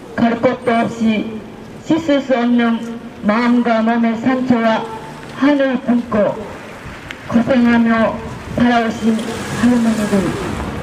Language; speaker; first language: Korean; non-native, fluent; Japanese